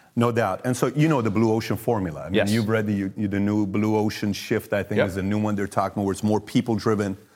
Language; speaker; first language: English; early bilingual, other home language; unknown